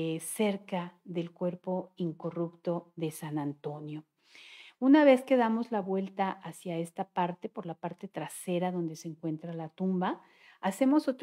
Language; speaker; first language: Spanish; native; Spanish